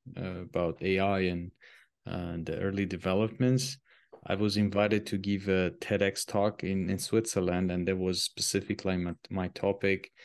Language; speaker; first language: English; non-native, fluent; Armenian